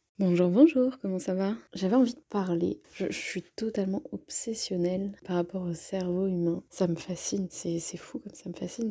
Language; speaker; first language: French; native; French